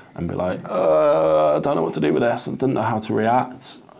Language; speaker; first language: English; native; English